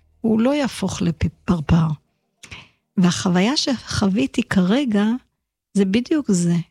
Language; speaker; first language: Hebrew; early bilingual, other home language; English